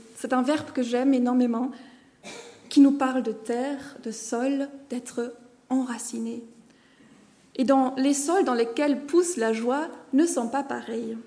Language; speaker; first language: French; non-native, fluent; German